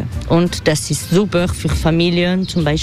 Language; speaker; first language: German; non-native, learner; French